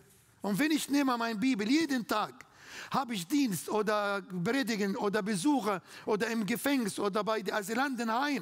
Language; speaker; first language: German; non-native, fluent; Arabic